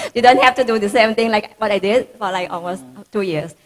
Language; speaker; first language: English; non-native, fluent; Thai